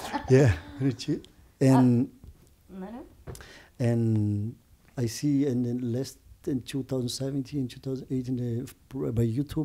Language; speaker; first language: English; non-native, learner; Portuguese